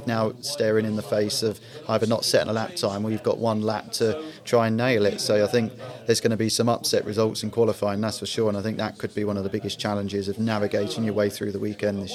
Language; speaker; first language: English; native; English